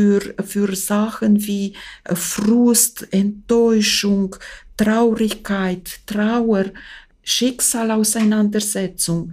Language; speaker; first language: German; non-native, fluent; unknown